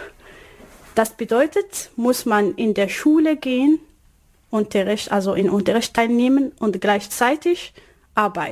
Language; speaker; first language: German; non-native, learner; Arabic